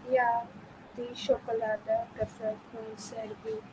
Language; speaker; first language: German; non-native, learner; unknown